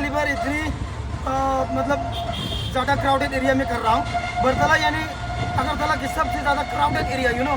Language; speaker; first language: Hindi; non-native, local second language; Bangla